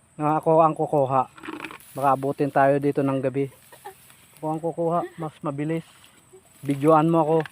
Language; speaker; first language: Filipino; non-native, local second language; Iloko